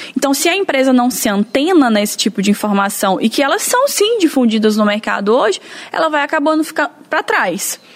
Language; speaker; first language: Portuguese; native; Portuguese